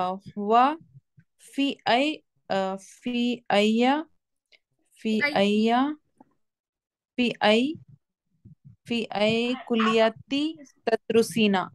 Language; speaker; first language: Arabic; non-native, learner; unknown